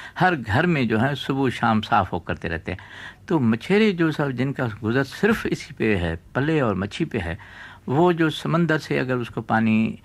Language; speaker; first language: Urdu; non-native, local second language; Sindhi